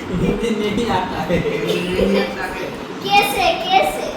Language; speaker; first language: Hindi; non-native, learner; Bangla